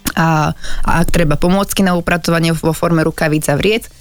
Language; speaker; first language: Slovak; native; Slovak